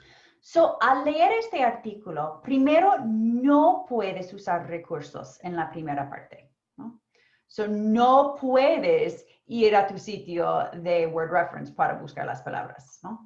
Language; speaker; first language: Spanish; non-native, fluent; English